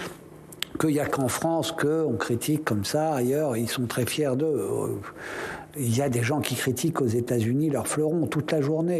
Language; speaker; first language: French; native; French